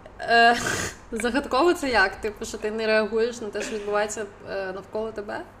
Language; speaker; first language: Ukrainian; non-native, local second language; Russian